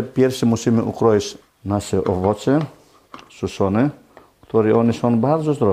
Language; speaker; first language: Polish; non-native, learner; Greek